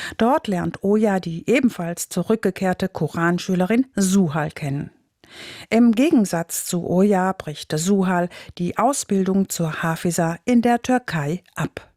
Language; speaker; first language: German; native; German